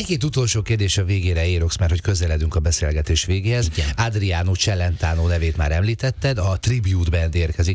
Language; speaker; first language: Hungarian; native; Hungarian